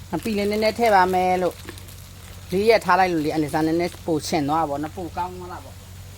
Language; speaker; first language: Burmese; non-native, local second language; Shan